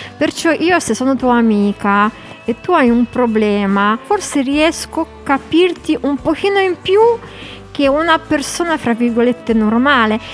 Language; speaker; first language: Italian; non-native, fluent; Polish